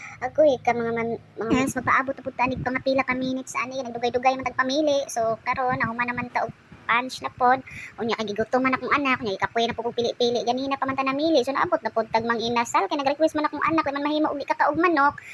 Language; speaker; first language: Cebuano; non-native, local second language; Hiligaynon